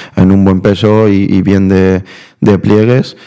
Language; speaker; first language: Spanish; native; Spanish